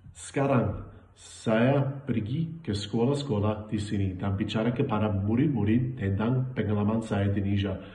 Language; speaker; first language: Indonesian; non-native, fluent; English